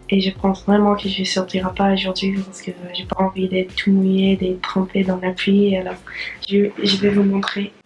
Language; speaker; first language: French; non-native, fluent; English